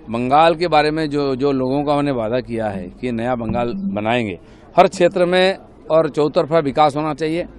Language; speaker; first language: Hindi; non-native, local second language; Bangla